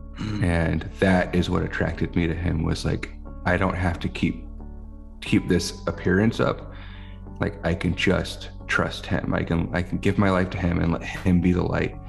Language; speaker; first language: English; native; English